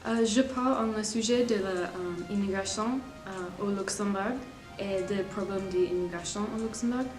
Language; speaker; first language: French; non-native, learner; English